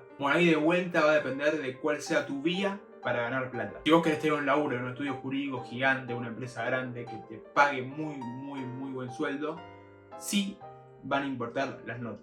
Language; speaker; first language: Spanish; native; Spanish